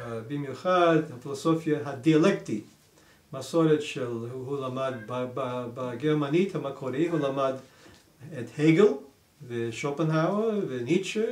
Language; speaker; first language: Hebrew; non-native, fluent; English